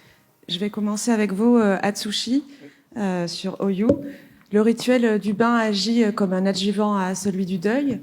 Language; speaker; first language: French; native; French